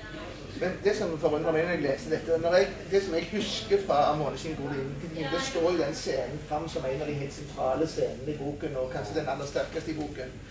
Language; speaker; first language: Norwegian; native; Norwegian